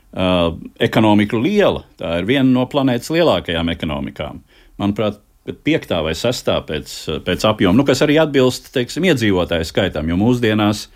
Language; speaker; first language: Latvian; native; Latvian